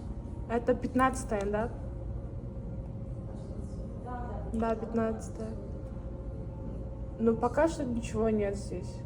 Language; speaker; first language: Russian; non-native, learner; Mongolian